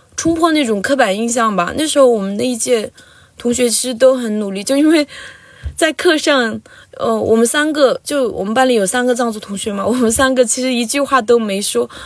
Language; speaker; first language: Chinese; non-native, local second language; Tibetan